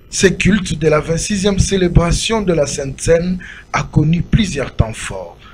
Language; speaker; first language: French; non-native, local second language; Lingala